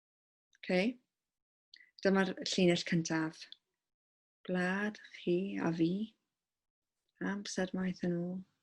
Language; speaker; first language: Welsh; non-native, local second language; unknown